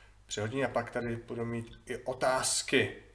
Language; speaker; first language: Czech; non-native, fluent; English